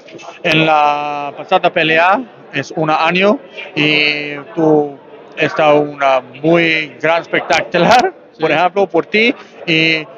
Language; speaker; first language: Spanish; non-native, learner; English